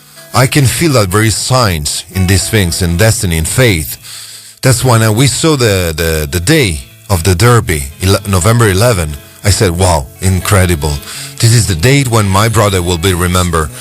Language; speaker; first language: English; non-native, fluent; Italian